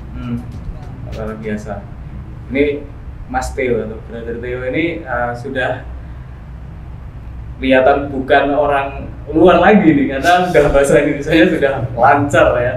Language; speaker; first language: Indonesian; native; Indonesian